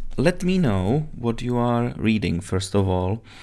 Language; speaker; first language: English; non-native, fluent; Czech